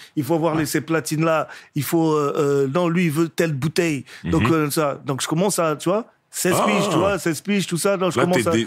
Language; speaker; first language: French; native; French